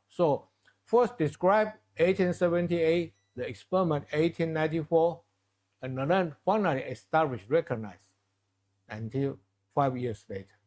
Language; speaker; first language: English; non-native, fluent; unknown